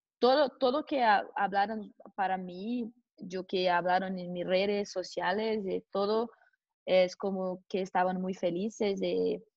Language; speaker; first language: Spanish; non-native, learner; Portuguese